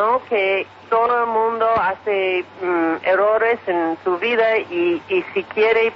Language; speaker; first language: Spanish; non-native, fluent; English